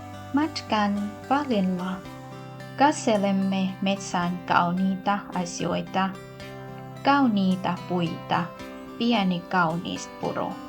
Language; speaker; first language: Finnish; non-native, learner; Thai